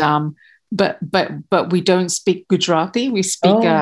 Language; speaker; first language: English; non-native, local second language; Kachhi